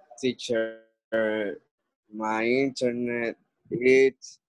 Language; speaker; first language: English; non-native, learner; Spanish